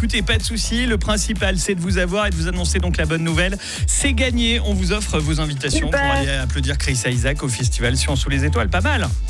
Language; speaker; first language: French; native; French